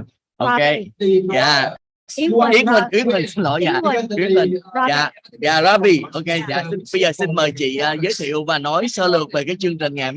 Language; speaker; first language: Vietnamese; native; Vietnamese